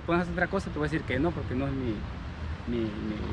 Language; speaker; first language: Spanish; native; Spanish